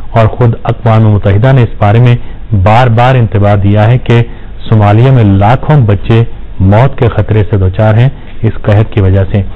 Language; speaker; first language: Urdu; native; Urdu